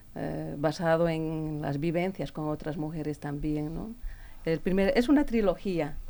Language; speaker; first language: Spanish; native; Spanish